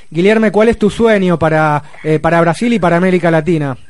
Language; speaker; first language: Spanish; native; Spanish